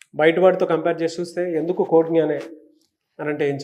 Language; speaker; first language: Telugu; native; Telugu